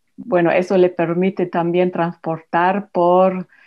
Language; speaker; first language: Spanish; non-native, fluent; German